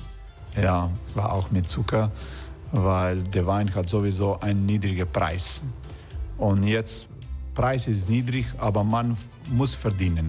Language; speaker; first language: German; non-native, fluent; Croatian